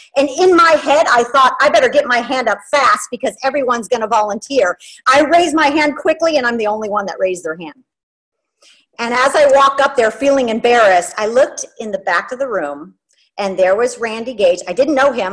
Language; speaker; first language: English; native; English